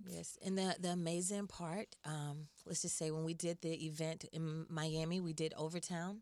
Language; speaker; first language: English; native; English